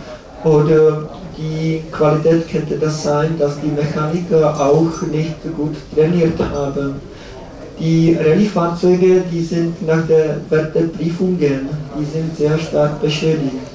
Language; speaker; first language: German; non-native, learner; Czech